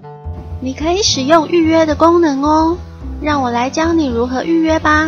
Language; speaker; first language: Chinese; native; Chinese